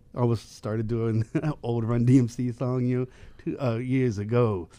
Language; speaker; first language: English; native; English